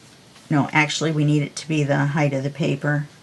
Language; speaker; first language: English; native; English